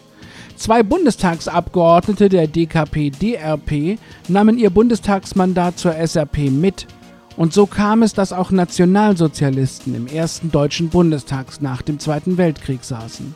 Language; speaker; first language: German; native; German